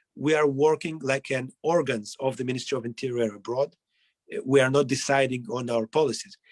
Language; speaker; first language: English; non-native, fluent; Hebrew